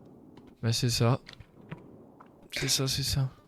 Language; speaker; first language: French; native; French